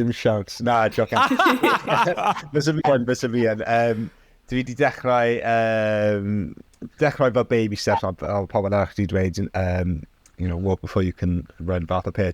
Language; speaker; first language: Welsh; non-native, local second language; English